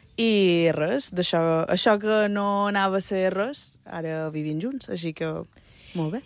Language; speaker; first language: Catalan; early bilingual, other home language; Spanish